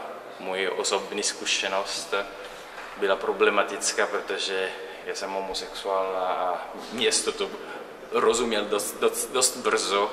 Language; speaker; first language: Czech; non-native, learner; Italian